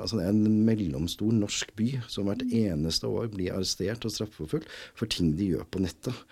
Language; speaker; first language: Norwegian; native; Norwegian